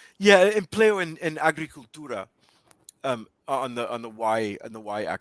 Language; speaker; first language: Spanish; non-native, learner; English